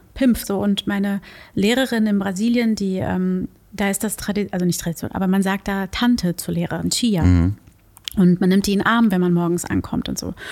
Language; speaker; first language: German; early bilingual, other home language; Portuguese